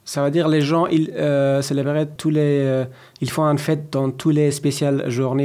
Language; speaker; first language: French; non-native, learner; Persian